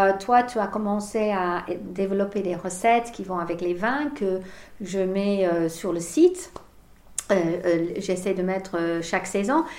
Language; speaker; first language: French; non-native, fluent; English